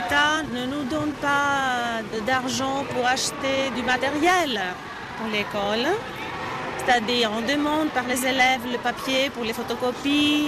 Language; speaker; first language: French; non-native, fluent; Greek